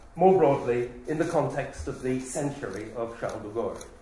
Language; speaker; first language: English; native; English